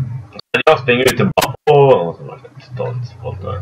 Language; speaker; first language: Swedish; native; Swedish